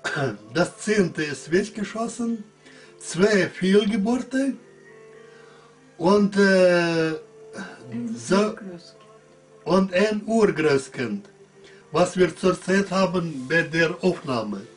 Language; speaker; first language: German; early bilingual, heritage; German